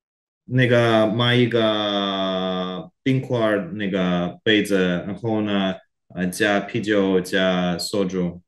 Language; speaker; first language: Chinese; non-native, learner; Korean